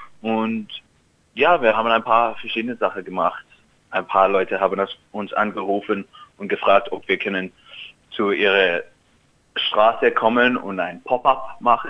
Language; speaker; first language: German; early bilingual, heritage; German